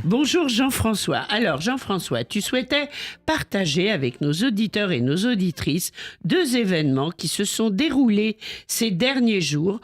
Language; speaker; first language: French; native; French